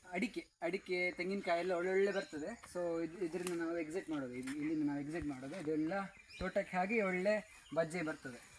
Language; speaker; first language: Kannada; non-native, local second language; Konkani